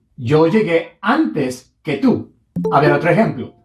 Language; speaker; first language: Spanish; non-native, fluent; English